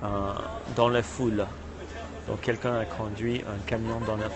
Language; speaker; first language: French; non-native, fluent; English